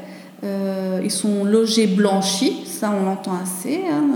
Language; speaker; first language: French; native; French